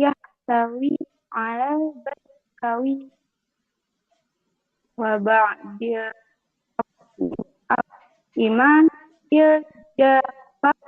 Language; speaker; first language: Arabic; non-native, learner; Indonesian